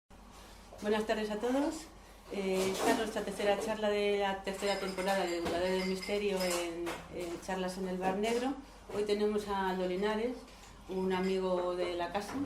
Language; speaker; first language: Spanish; native; Spanish